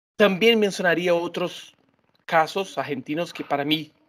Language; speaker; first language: Spanish; non-native, learner; Portuguese